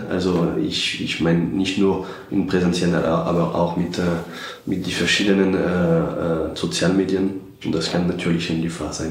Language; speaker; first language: German; non-native, fluent; French